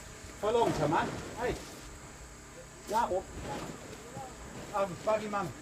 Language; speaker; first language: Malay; non-native, learner; English